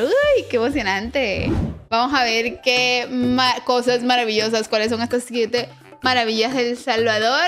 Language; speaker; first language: Spanish; native; Spanish